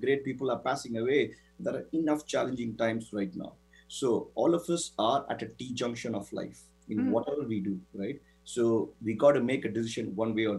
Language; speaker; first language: English; non-native, local second language; Tamil